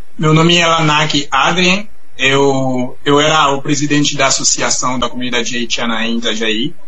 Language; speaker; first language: Portuguese; non-native, fluent; Haitian Creole